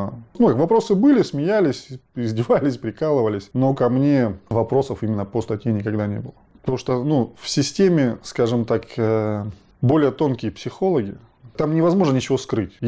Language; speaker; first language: Russian; native; Russian